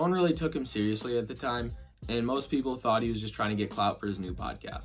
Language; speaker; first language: English; native; English